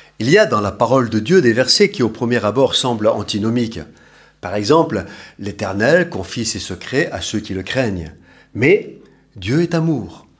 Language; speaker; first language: French; native; French